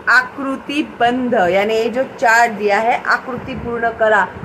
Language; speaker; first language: Hindi; non-native, local second language; Marathi